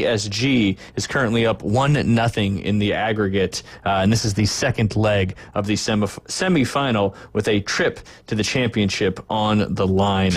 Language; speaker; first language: English; native; English